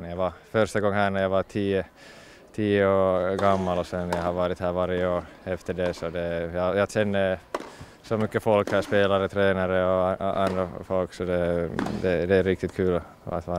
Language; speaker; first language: Swedish; non-native, fluent; Finnish